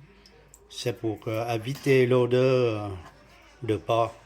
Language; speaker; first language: French; non-native, learner; Vietnamese